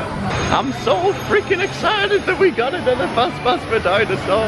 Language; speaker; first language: English; native; English